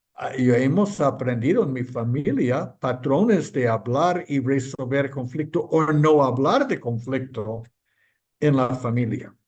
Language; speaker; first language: Spanish; non-native, fluent; English